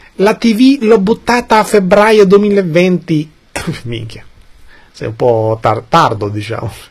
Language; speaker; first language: Italian; early bilingual, other home language; Albanian